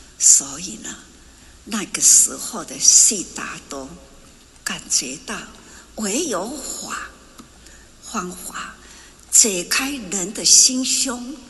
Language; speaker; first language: Chinese; non-native, local second language; Min Nan Chinese